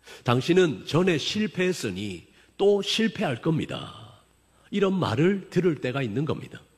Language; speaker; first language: Korean; native; Korean